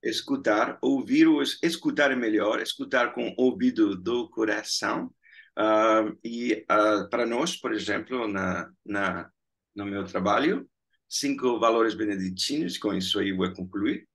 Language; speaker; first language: Portuguese; non-native, fluent; Spanish